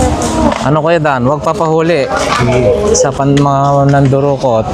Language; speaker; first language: Filipino; native; Filipino